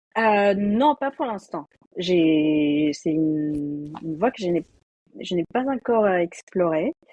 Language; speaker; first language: French; non-native, fluent; Spanish